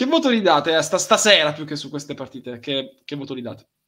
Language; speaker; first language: Italian; native; Italian